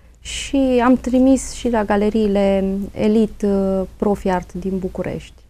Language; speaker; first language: Romanian; native; Romanian